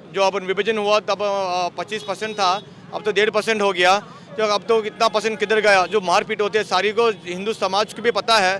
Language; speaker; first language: Hindi; non-native, local second language; Kannada